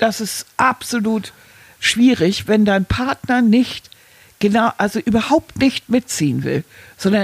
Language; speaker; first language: German; native; German